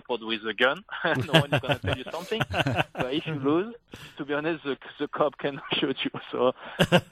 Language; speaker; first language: English; non-native, fluent; French